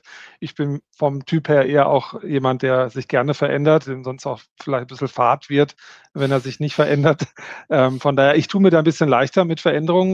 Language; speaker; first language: German; native; German